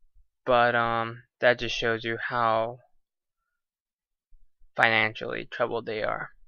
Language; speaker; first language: English; native; English